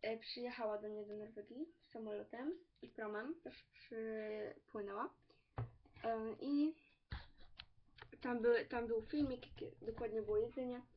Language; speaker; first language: Polish; early bilingual, heritage; Polish